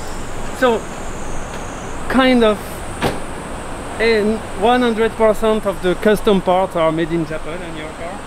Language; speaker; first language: English; non-native, learner; French